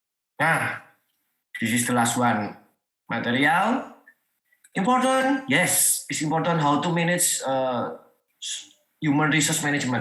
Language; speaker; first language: English; non-native, learner; Indonesian